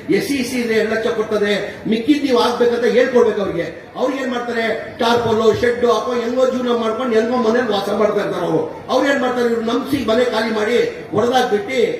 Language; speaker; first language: Kannada; non-native, local second language; Urdu